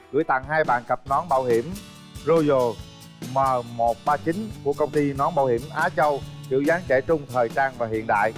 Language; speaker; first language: Vietnamese; native; Vietnamese